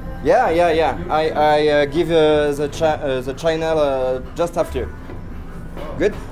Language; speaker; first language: English; non-native, learner; French